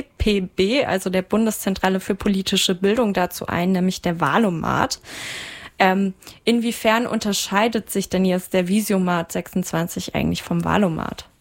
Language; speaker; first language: German; native; German